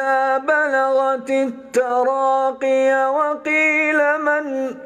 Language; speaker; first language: Arabic; native; Arabic